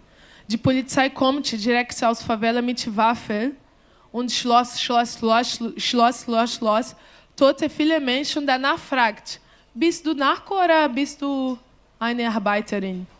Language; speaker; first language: German; non-native, learner; Portuguese